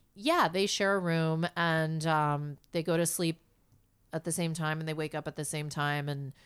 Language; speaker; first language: English; native; English